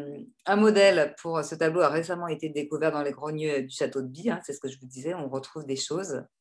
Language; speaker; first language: French; native; French